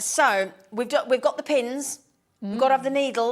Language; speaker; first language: English; native; English